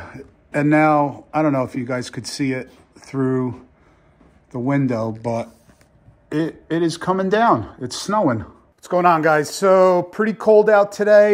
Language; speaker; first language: English; native; English